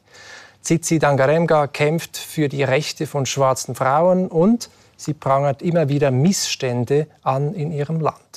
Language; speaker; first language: German; native; German